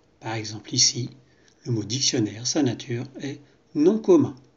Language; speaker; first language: French; native; French